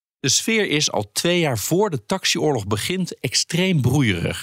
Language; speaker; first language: Dutch; native; Dutch